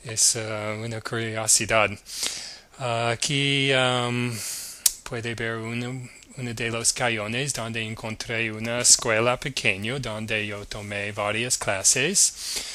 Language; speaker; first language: Spanish; non-native, learner; English